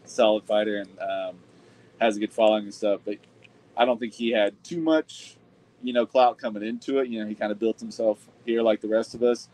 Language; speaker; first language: English; native; English